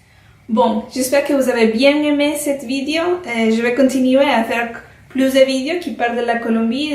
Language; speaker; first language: French; non-native, fluent; Spanish